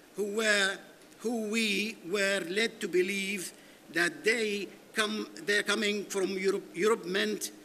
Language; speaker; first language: English; non-native, fluent; Arabic